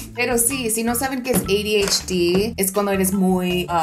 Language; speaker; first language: Spanish; early bilingual, other home language; English